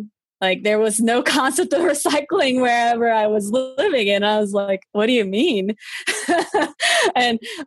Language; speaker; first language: English; early bilingual, other home language; Korean